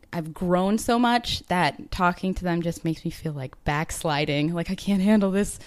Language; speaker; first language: English; native; English